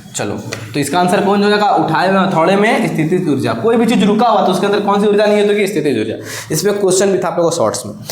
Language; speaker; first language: Hindi; native; Hindi